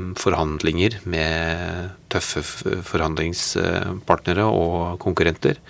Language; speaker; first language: Norwegian; non-native, fluent; English